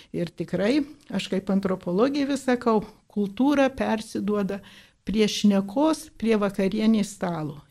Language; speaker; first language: Lithuanian; early bilingual, heritage; Lithuanian